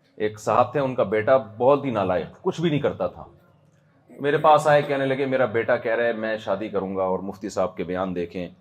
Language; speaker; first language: Urdu; native; Urdu